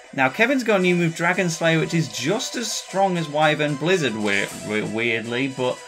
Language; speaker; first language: English; native; English